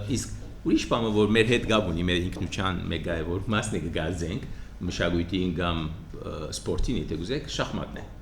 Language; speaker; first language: Armenian; early bilingual, heritage; Armenian